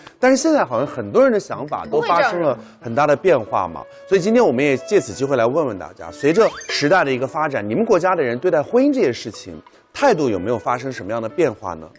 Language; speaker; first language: Chinese; native; Chinese